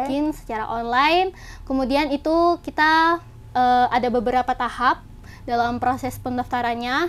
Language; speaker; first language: Indonesian; native; Indonesian